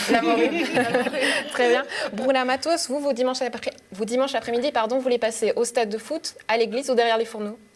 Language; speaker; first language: French; native; French